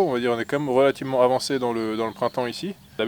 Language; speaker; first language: French; native; French